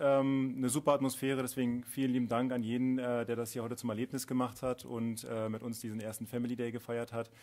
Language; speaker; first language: German; native; German